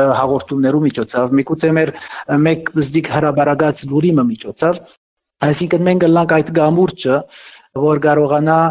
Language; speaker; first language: Armenian; early bilingual, heritage; Armenian